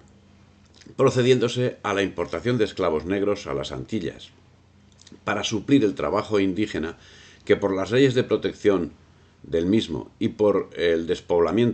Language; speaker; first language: Spanish; native; Spanish